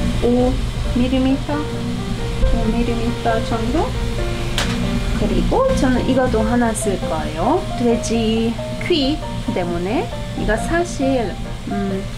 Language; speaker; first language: Korean; non-native, learner; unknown